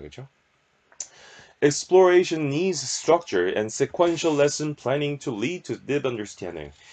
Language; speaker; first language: English; non-native, fluent; Korean